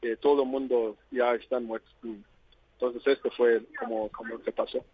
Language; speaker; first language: Spanish; non-native, learner; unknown